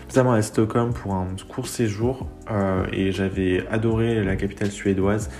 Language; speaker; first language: French; native; French